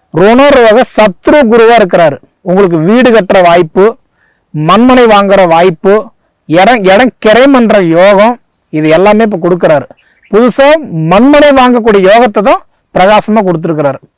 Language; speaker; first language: Tamil; native; Tamil